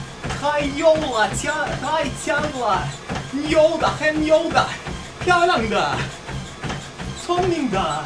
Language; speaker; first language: Chinese; non-native, learner; Russian